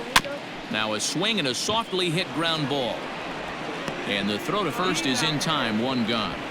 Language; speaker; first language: English; native; English